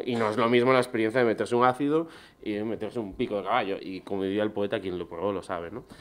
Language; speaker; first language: Spanish; native; Spanish